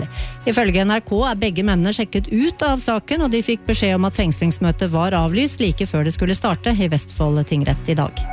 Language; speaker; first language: Norwegian; native; Norwegian